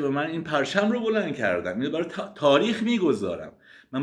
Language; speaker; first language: Persian; native; Persian